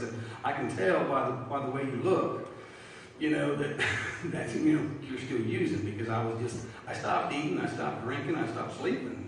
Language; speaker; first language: English; native; English